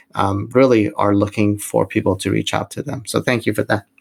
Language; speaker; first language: English; non-native, fluent; Persian